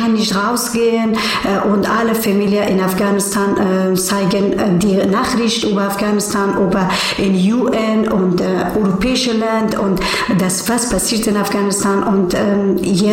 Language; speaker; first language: German; non-native, learner; Persian